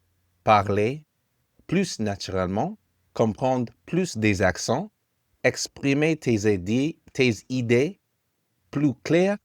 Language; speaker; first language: French; non-native, fluent; English